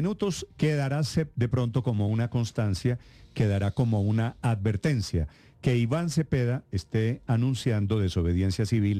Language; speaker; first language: Spanish; native; Spanish